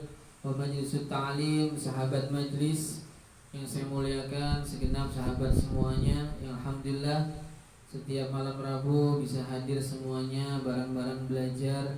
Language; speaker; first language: Indonesian; non-native, local second language; Javanese